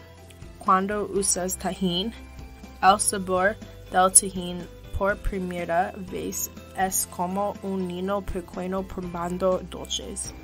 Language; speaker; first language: Spanish; non-native, learner; English